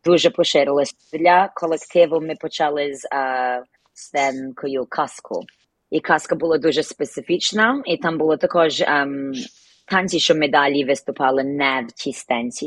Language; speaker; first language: Ukrainian; early bilingual, heritage; Ukrainian